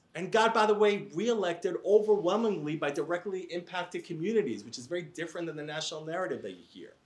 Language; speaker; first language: English; native; English